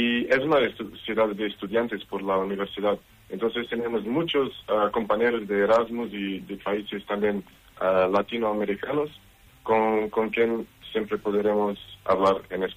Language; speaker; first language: Spanish; non-native, learner; Portuguese